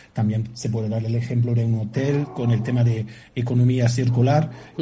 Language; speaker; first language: Spanish; non-native, fluent; German